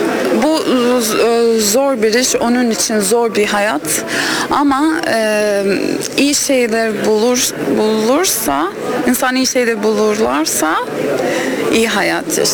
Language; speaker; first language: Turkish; non-native, learner; English